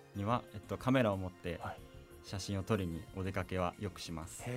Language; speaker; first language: Japanese; native; Japanese